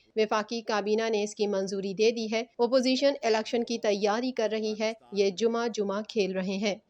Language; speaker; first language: Urdu; native; Urdu